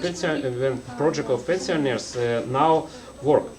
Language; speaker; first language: English; non-native, learner; Russian